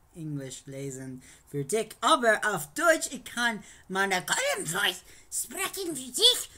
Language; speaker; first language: German; non-native, learner; English